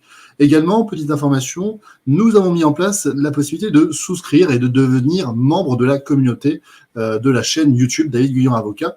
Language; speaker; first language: French; native; French